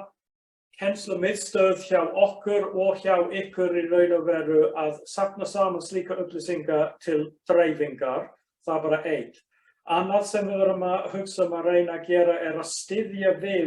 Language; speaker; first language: Icelandic; non-native, fluent; English